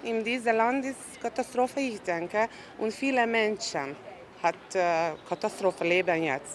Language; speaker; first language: German; non-native, learner; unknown